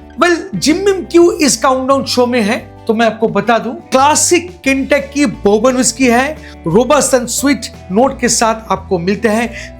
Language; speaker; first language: Hindi; non-native, local second language; Bangla